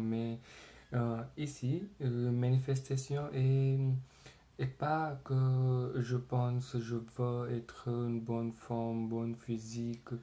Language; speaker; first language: French; non-native, learner; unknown